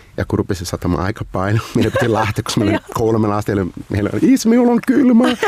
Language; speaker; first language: Finnish; non-native, fluent; Portuguese